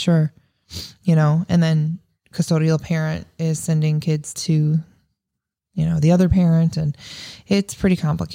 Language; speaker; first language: English; native; English